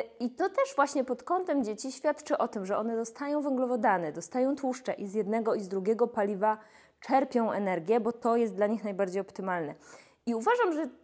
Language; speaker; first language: Polish; native; Polish